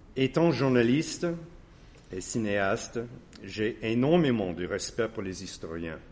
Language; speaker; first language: French; non-native, fluent; English